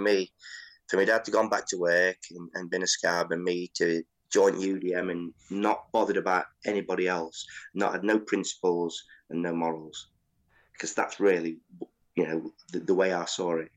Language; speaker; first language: English; native; English